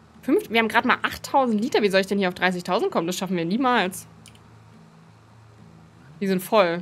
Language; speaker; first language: German; native; German